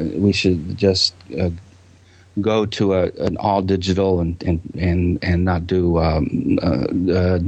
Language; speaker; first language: English; native; English